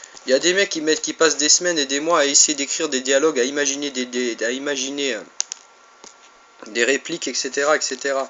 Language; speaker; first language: French; native; French